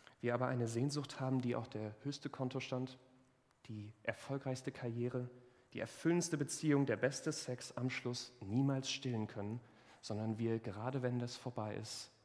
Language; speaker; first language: German; native; German